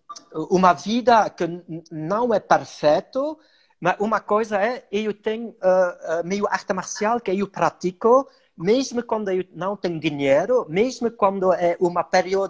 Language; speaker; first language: Portuguese; non-native, learner; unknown